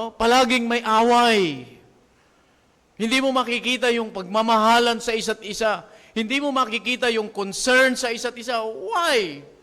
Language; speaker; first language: Filipino; native; Filipino